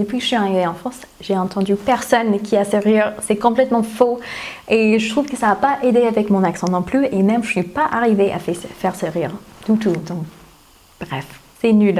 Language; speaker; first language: French; non-native, fluent; English